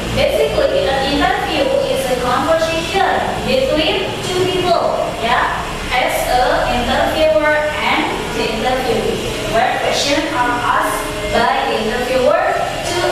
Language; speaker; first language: English; non-native, learner; Indonesian